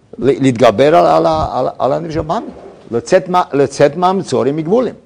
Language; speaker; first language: Hebrew; non-native, fluent; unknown